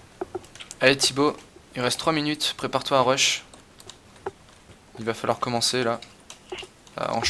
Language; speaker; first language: French; native; French